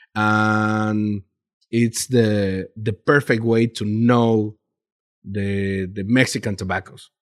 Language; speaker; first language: English; non-native, learner; Spanish